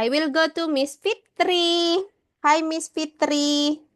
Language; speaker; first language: English; non-native, learner; Indonesian